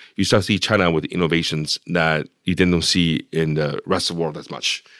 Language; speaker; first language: English; non-native, fluent; Chinese